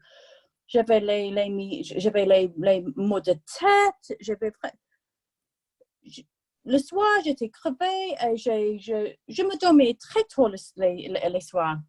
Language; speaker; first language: French; non-native, fluent; English